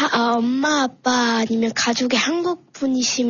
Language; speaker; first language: Korean; early bilingual, heritage; Korean